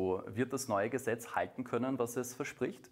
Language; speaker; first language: German; native; German